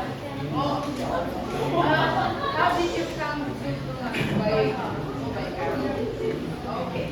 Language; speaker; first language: English; non-native, fluent; Indonesian